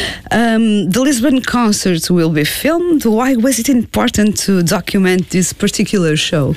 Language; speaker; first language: English; non-native, fluent; Portuguese